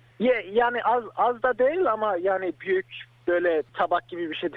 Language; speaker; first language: Turkish; early bilingual, heritage; Turkish